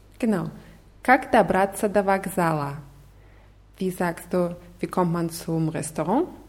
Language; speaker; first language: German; non-native, fluent; Russian